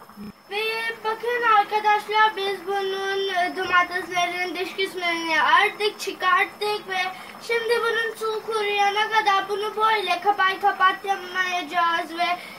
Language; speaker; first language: Turkish; non-native, learner; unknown